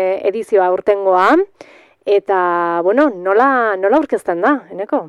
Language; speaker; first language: Basque; native; Basque